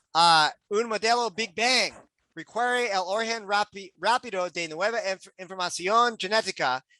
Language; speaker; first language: Spanish; non-native, learner; English